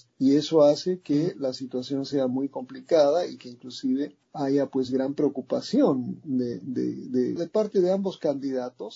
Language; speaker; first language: Spanish; native; Spanish